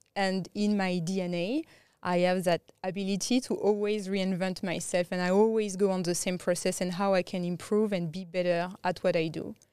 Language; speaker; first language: English; non-native, fluent; French